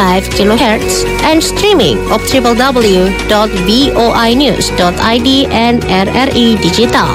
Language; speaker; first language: Dutch; non-native, fluent; Indonesian